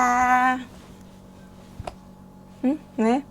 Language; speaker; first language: Korean; non-native, learner; Vietnamese